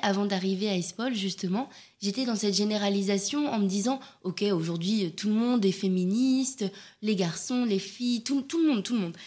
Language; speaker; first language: French; native; French